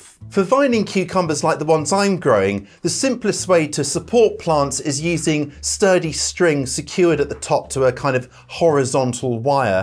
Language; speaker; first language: English; native; English